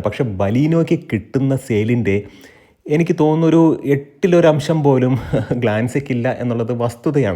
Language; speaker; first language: Malayalam; native; Malayalam